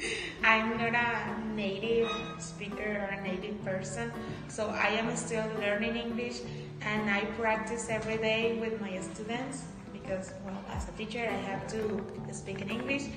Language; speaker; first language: English; non-native, fluent; Spanish